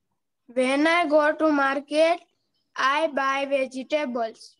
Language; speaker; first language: English; non-native, learner; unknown